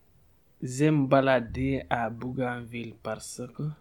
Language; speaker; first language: French; non-native, learner; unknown